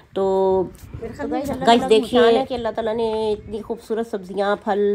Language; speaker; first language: Urdu; native; Urdu